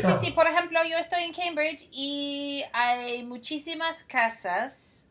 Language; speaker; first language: Spanish; non-native, fluent; English